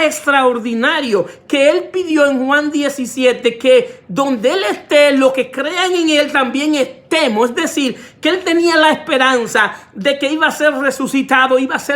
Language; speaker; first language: Spanish; native; Spanish